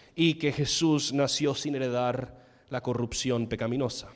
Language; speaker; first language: Spanish; non-native, fluent; English